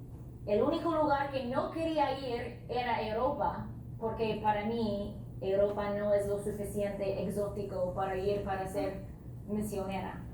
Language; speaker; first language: Spanish; non-native, fluent; English